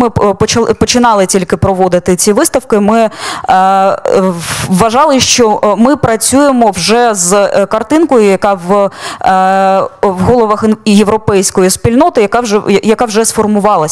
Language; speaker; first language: Ukrainian; native; Ukrainian